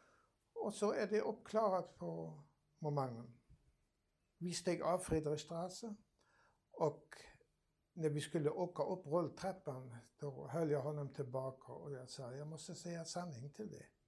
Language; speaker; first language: Swedish; non-native, fluent; German